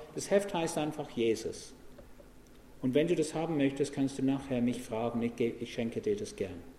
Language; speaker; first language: German; non-native, fluent; English